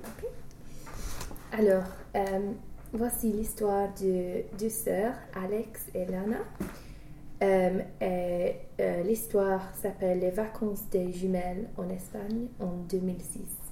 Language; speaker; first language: French; non-native, learner; English